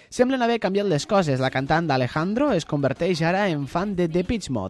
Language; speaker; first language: Catalan; native; Catalan